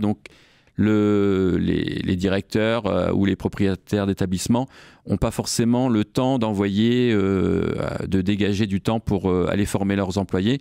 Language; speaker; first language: French; native; French